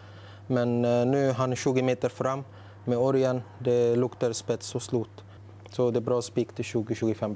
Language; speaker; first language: Swedish; non-native, learner; Arabic